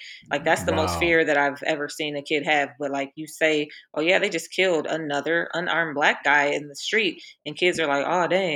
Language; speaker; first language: English; native; English